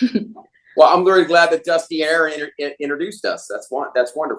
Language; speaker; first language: English; native; English